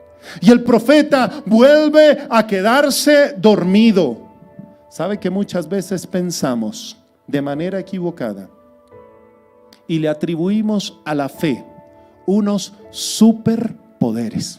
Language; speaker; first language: Spanish; native; Spanish